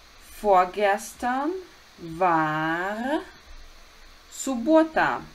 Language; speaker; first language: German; non-native, fluent; Ukrainian